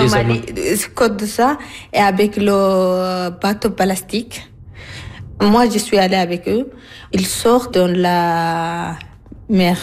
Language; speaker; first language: French; non-native, learner; Arabic